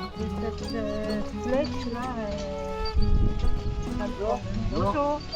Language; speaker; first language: French; native; French